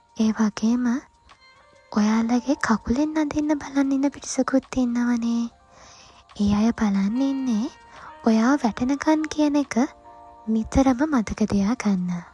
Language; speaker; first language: Sinhala; native; Sinhala